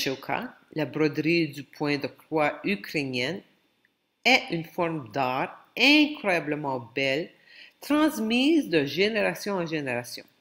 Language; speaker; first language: French; non-native, local second language; Ukrainian